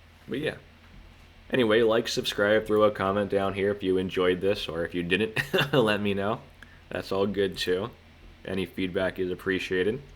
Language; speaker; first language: English; native; English